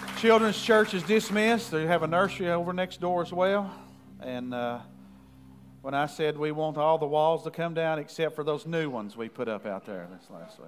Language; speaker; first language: English; native; English